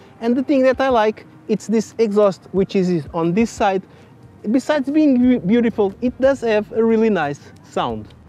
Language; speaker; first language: English; non-native, fluent; Portuguese